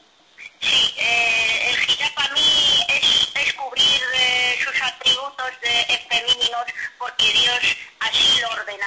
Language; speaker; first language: Spanish; non-native, learner; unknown